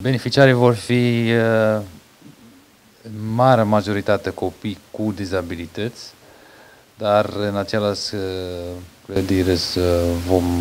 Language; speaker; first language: Romanian; non-native, fluent; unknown